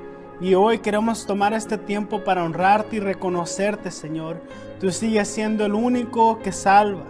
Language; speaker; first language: Spanish; native; Spanish